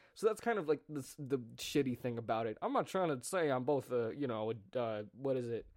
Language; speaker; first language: English; native; English